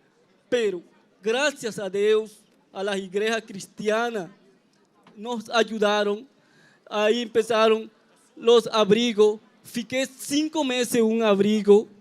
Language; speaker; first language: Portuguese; non-native, learner; Spanish